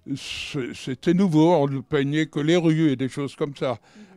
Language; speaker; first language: French; native; French